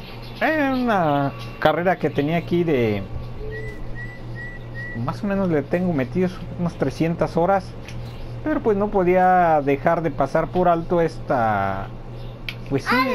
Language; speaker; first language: Spanish; native; Spanish